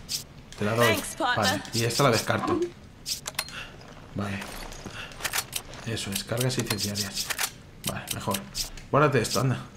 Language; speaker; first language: Spanish; native; Spanish